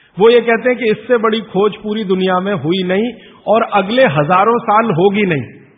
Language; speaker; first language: Hindi; native; Hindi